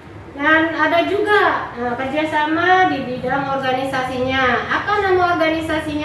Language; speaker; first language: Indonesian; native; Indonesian